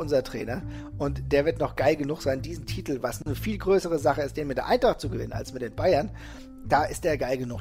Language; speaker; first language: German; native; German